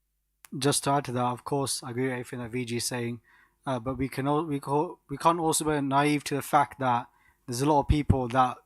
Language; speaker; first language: English; non-native, local second language; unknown